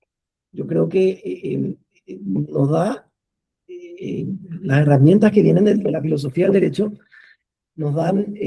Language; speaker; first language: Spanish; native; Spanish